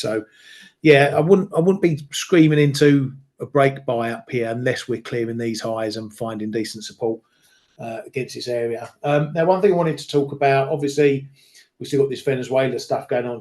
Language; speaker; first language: English; native; English